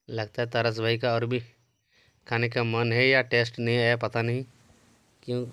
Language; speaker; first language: Hindi; non-native, local second language; Odia